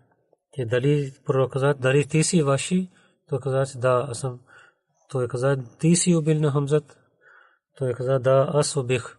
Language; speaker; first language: Bulgarian; non-native, learner; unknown